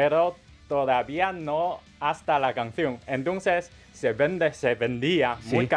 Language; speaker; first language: Spanish; non-native, learner; Chinese